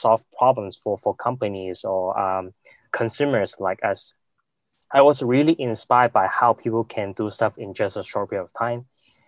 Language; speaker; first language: English; non-native, local second language; Cantonese